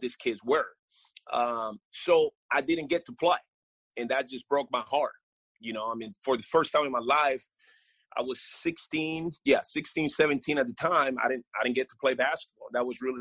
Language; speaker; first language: English; non-native, fluent; Spanish